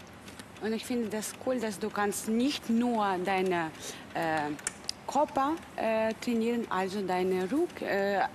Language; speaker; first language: German; non-native, learner; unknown